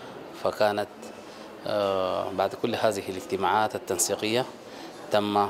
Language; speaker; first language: Arabic; native; Arabic